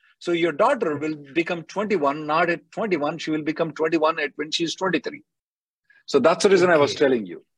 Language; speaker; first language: English; non-native, local second language; Telugu